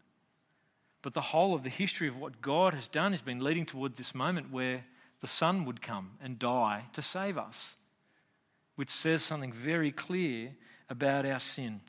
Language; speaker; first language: English; native; English